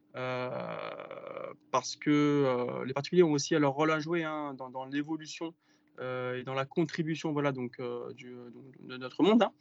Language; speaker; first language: French; native; French